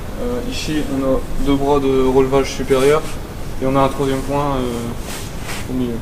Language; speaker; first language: French; native; French